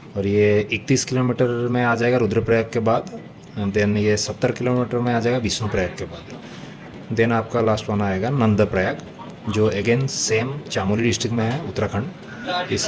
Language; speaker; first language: Hindi; non-native, local second language; Odia